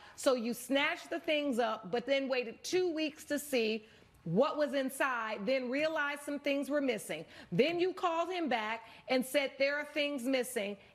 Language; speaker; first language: English; native; English